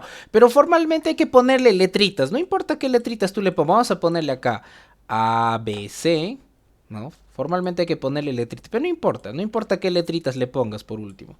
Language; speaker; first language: Spanish; native; Spanish